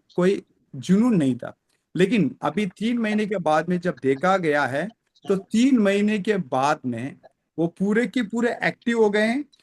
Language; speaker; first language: Hindi; non-native, local second language; Kannada